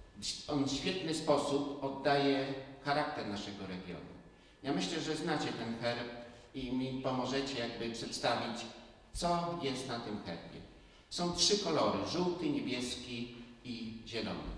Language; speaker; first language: Polish; native; Polish